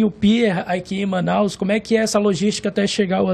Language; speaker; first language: Portuguese; native; Portuguese